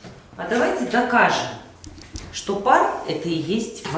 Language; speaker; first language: Russian; native; Russian